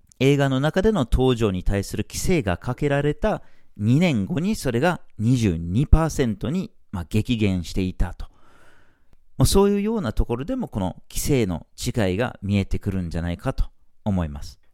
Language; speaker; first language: Japanese; non-native, fluent; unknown